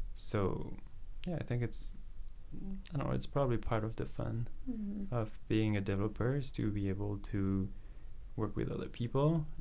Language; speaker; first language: English; non-native, fluent; French